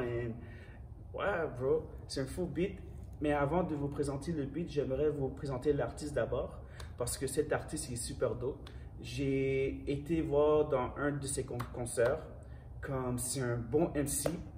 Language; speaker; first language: French; native; French